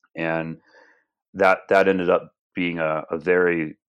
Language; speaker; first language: English; native; English